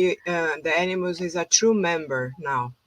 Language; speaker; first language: English; non-native, fluent; Portuguese